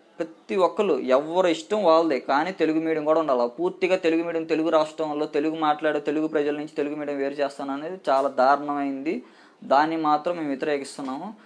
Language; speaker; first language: Telugu; native; Telugu